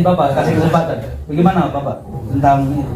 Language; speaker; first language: Indonesian; native; Indonesian